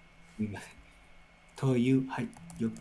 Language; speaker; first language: Japanese; non-native, learner; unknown